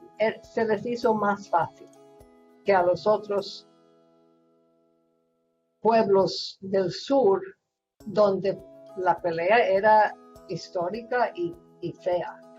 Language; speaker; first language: Spanish; non-native, fluent; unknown